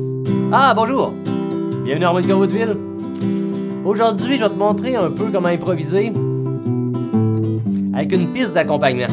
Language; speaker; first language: French; native; French